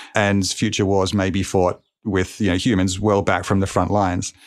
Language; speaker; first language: English; native; English